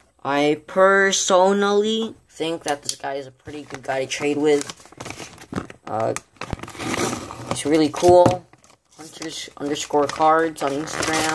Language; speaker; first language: English; native; English